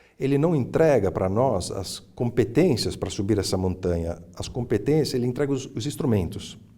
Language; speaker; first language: Portuguese; early bilingual, other home language; Italian